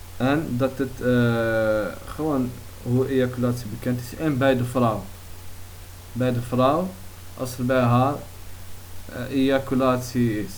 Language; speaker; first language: Dutch; early bilingual, other home language; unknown